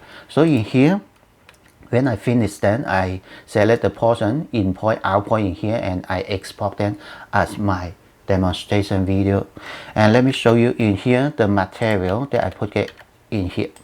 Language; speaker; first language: English; non-native, learner; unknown